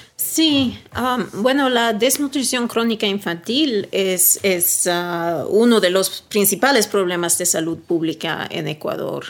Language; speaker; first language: Spanish; early bilingual, heritage; Swedish